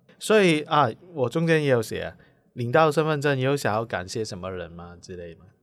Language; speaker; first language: Chinese; non-native, local second language; Cantonese